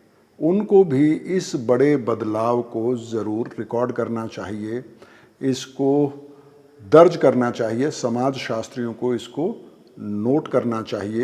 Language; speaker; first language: Hindi; native; Hindi